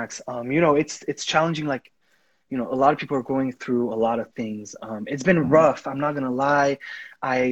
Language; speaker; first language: English; non-native, fluent; Haitian Creole